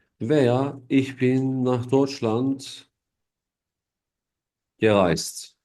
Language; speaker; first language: German; non-native, fluent; Turkish